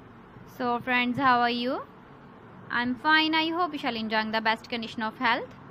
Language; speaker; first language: English; non-native, local second language; Urdu